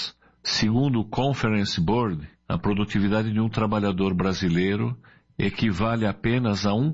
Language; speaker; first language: Portuguese; native; Portuguese